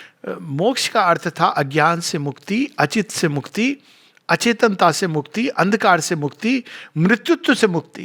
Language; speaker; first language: Hindi; native; Hindi